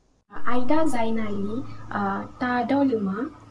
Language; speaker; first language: Chinese; non-native, learner; Malay